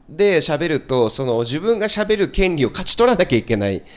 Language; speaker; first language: Japanese; native; Japanese